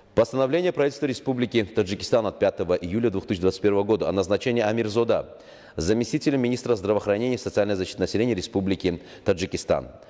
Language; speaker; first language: Russian; non-native, local second language; Tajik